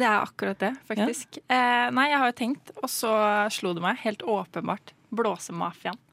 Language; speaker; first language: Norwegian; native; Norwegian